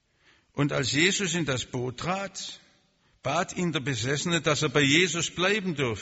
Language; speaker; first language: German; native; German